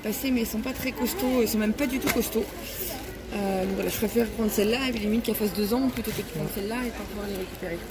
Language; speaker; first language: French; native; French